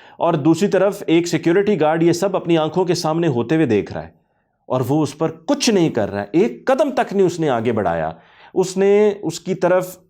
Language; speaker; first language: Urdu; native; Urdu